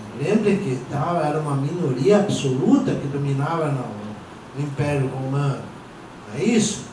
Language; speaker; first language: Portuguese; non-native, local second language; Venetian